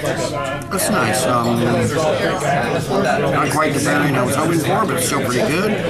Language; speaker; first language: English; native; English